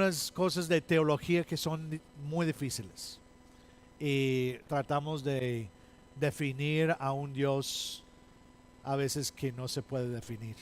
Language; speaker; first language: Spanish; non-native, fluent; English